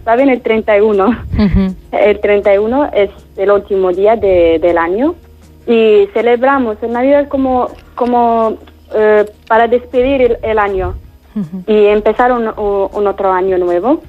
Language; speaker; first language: Spanish; non-native, fluent; Arabic